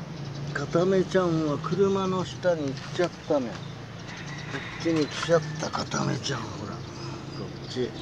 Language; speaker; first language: Japanese; native; Japanese